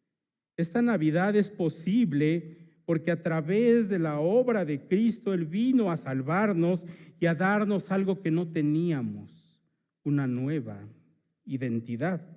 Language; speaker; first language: Spanish; native; Spanish